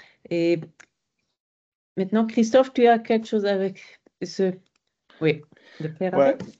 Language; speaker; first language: French; non-native, fluent; German